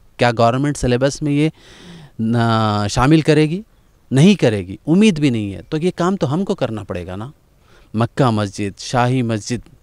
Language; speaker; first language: Hindi; non-native, local second language; Urdu